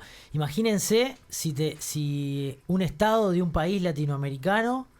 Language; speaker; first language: Spanish; native; Spanish